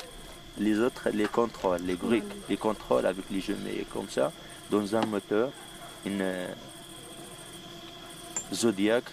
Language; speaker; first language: French; non-native, local second language; Arabic